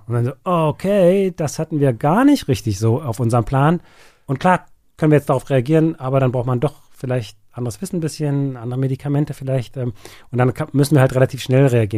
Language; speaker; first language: German; native; German